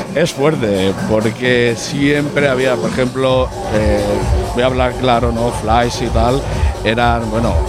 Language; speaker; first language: Spanish; native; Spanish